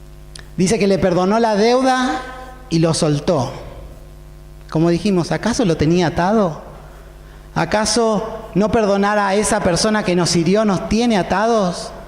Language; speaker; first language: Spanish; native; Spanish